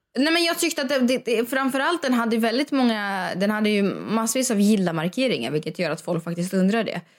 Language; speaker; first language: Swedish; early bilingual, other home language; Russian